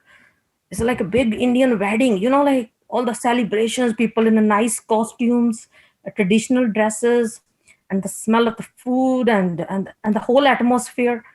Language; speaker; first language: English; non-native, local second language; Punjabi